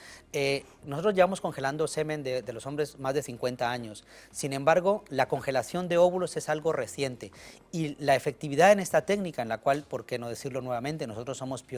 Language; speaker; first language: Spanish; native; Spanish